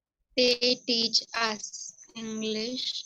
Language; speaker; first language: English; non-native, learner; Hindi